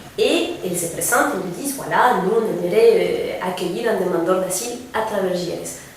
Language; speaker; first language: French; non-native, fluent; Spanish